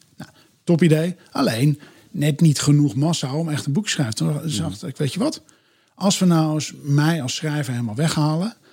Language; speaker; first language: Dutch; native; Dutch